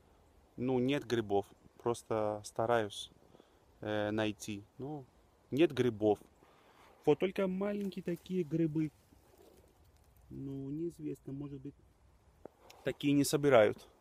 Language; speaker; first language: Russian; non-native, fluent; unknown